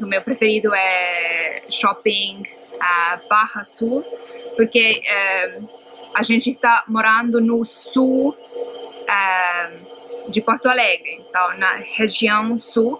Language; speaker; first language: Portuguese; non-native, fluent; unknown